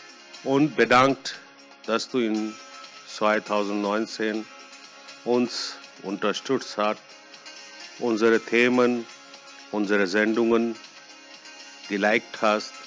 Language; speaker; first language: German; non-native, fluent; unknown